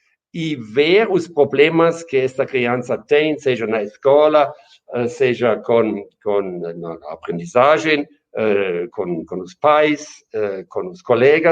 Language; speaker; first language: Portuguese; non-native, fluent; German